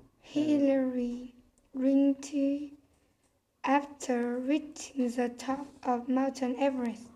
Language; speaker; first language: English; non-native, learner; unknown